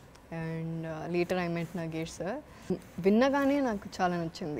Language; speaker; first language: Telugu; non-native, fluent; Malayalam